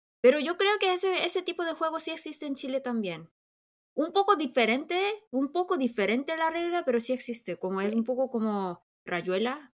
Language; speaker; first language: Spanish; early bilingual, other home language; Korean